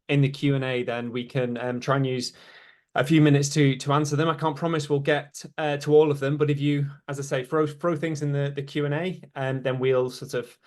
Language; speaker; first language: English; native; English